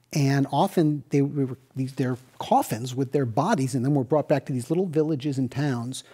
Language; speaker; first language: English; native; English